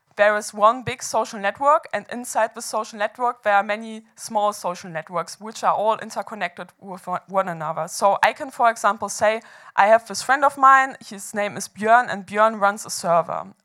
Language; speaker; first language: English; non-native, fluent; German